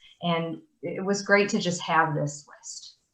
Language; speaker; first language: English; native; English